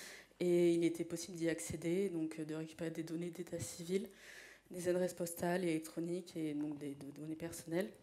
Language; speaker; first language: French; native; French